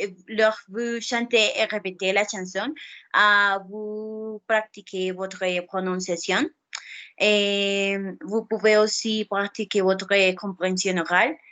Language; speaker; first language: French; non-native, learner; Spanish